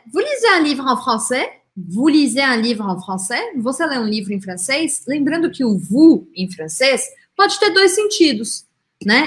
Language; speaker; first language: Portuguese; native; Portuguese